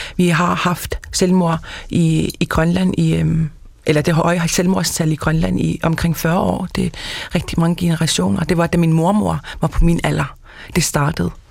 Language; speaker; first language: Danish; non-native, local second language; Kalaallisut